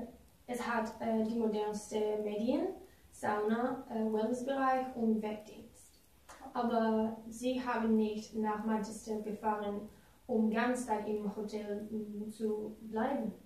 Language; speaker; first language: German; non-native, learner; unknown